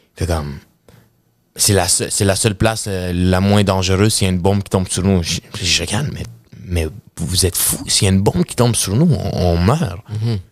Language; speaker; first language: French; early bilingual, other home language; Russian